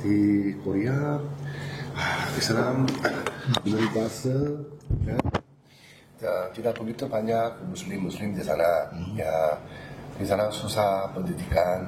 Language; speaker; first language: Indonesian; non-native, learner; Korean